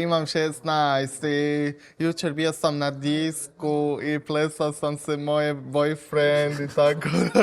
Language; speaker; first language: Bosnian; non-native, learner; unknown